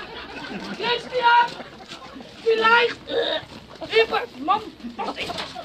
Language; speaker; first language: German; non-native, learner; Dutch